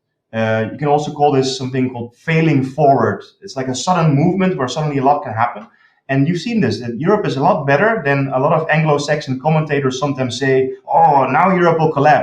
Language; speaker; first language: English; non-native, fluent; Dutch